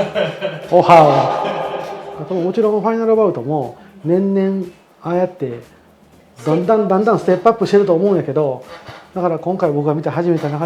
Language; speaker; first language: Japanese; native; Japanese